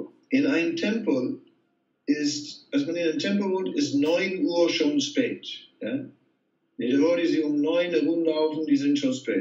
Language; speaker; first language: German; non-native, fluent; Dutch